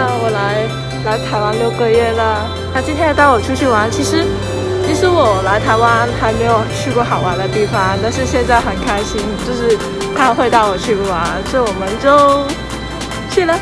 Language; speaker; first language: Chinese; non-native, learner; Indonesian